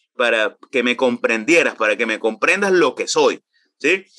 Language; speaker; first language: Spanish; native; Spanish